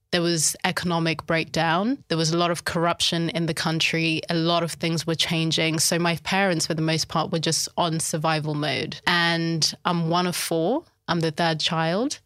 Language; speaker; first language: English; early bilingual, other home language; Shona